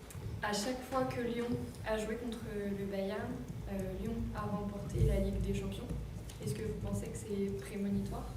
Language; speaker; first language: French; native; French